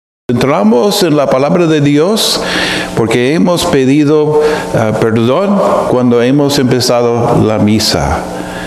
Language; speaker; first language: Spanish; non-native, fluent; English